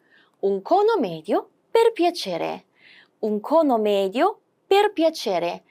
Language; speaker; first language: Italian; non-native, fluent; Korean